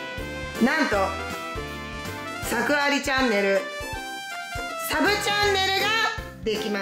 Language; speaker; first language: Japanese; native; Japanese